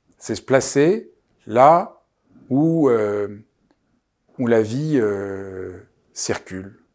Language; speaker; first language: French; native; French